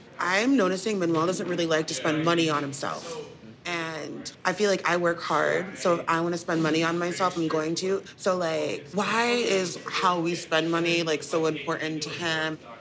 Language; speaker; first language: English; native; English